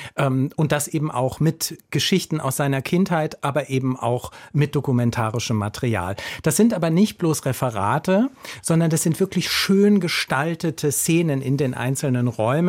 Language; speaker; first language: German; native; German